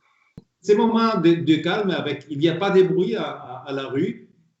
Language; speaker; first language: French; non-native, fluent; Spanish